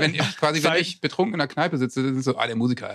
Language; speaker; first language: German; native; German